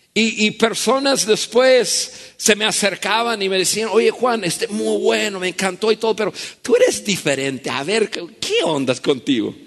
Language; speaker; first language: Spanish; non-native, fluent; English